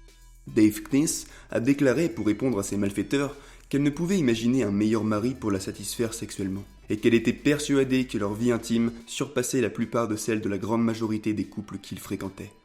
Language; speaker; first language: French; native; French